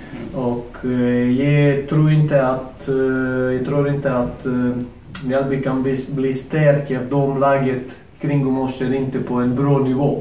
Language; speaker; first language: Swedish; non-native, fluent; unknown